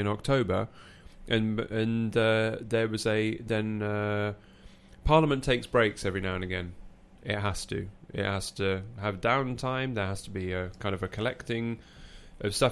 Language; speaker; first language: English; native; English